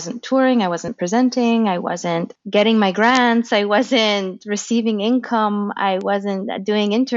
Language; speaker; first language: English; native; English